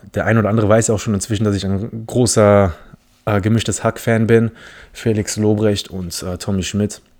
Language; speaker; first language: German; early bilingual, other home language; English